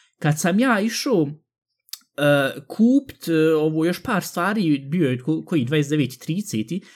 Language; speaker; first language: Bosnian; early bilingual, heritage; Bosnian